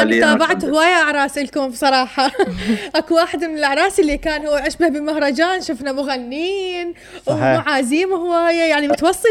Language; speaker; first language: Arabic; native; Arabic